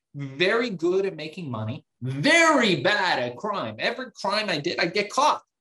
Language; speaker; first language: English; early bilingual, other home language; Persian